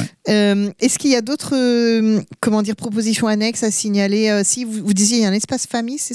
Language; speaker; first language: French; native; French